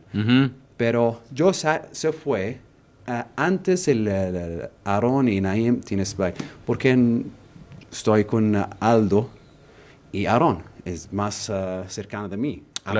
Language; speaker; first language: Spanish; non-native, learner; Arabic